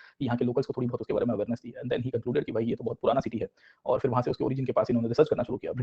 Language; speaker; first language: Hindi; non-native, local second language; Gujarati